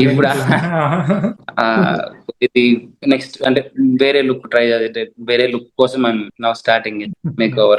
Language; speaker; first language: Telugu; native; Telugu